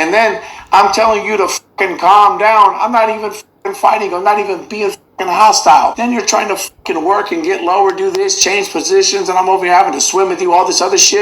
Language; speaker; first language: English; native; English